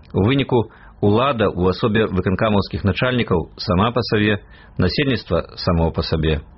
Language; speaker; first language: Belarusian; native; Belarusian